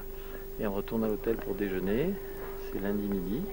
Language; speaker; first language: French; native; French